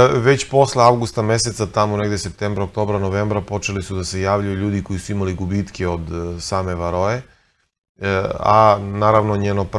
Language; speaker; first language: Serbian; native; Serbian